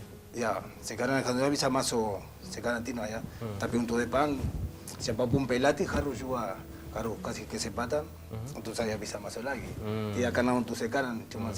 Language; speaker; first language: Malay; non-native, learner; Spanish